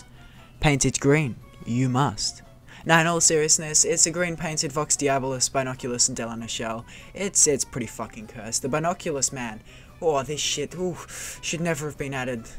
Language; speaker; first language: English; native; English